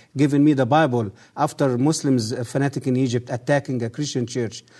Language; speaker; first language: English; early bilingual, other home language; Arabic